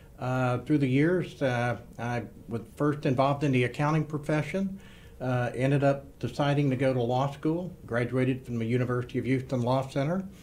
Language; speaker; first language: English; native; English